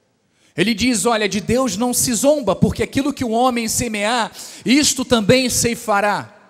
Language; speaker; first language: Portuguese; native; Portuguese